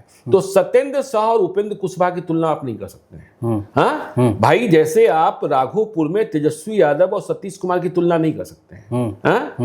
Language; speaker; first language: Hindi; native; Hindi